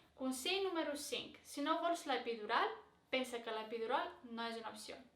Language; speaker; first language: Catalan; non-native, fluent; Greek